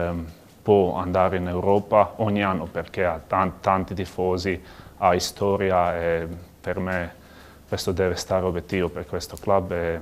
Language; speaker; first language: Italian; non-native, learner; Croatian